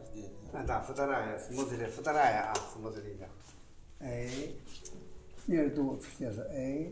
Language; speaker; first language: Russian; non-native, learner; Chinese